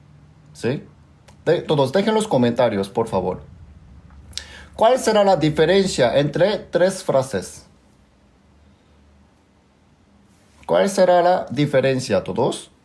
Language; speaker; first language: Spanish; non-native, fluent; Korean